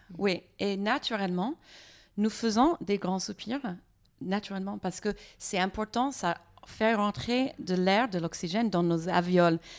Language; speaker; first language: French; non-native, fluent; English